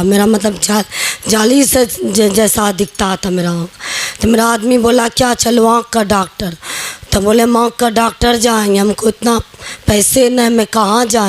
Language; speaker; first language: Hindi; non-native, local second language; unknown